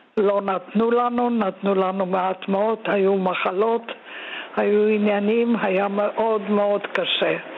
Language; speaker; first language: Hebrew; non-native, fluent; Polish